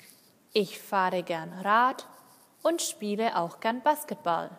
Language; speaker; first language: German; non-native, learner; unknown